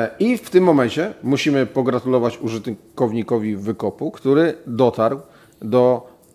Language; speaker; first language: Polish; native; Polish